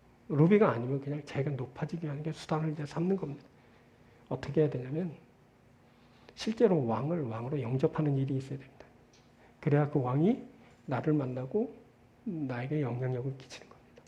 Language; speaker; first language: Korean; native; Korean